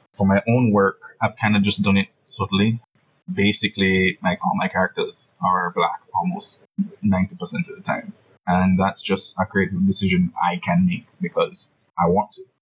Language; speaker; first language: English; native; English